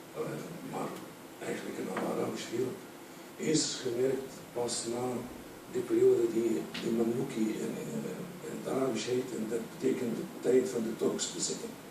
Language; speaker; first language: Dutch; non-native, fluent; Arabic